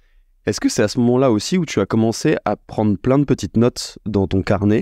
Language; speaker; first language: French; native; French